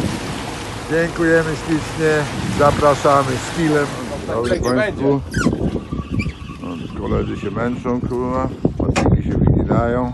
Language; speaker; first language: Polish; native; Polish